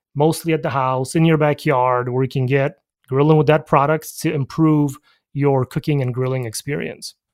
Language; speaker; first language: English; early bilingual, other home language; Polish